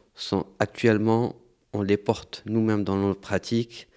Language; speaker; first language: French; non-native, local second language; Arabic